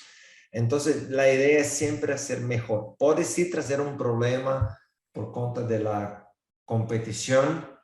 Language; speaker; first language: Spanish; non-native, fluent; Portuguese